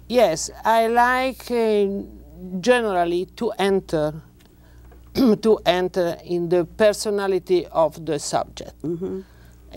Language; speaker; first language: English; non-native, learner; Italian